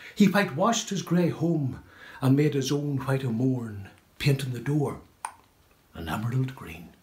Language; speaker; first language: English; native; English